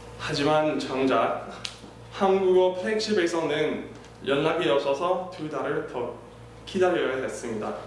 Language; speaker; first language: Korean; non-native, fluent; English